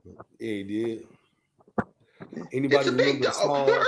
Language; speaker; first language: English; native; English